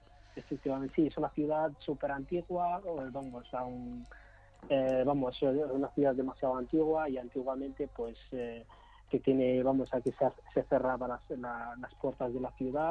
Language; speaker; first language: Spanish; non-native, fluent; Arabic